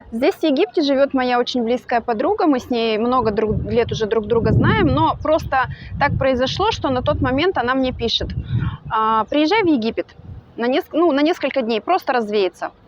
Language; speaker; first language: Russian; native; Russian